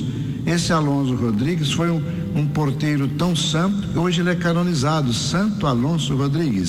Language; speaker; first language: Portuguese; native; Portuguese